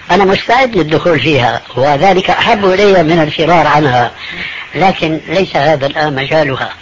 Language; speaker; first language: Arabic; early bilingual, other home language; Albanian